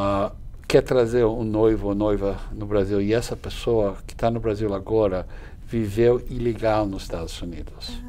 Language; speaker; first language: Portuguese; non-native, fluent; English